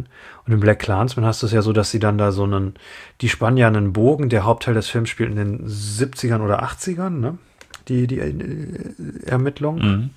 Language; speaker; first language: German; native; German